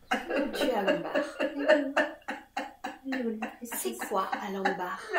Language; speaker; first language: French; native; French